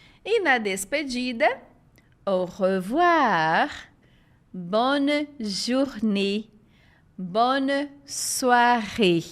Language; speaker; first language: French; non-native, fluent; Portuguese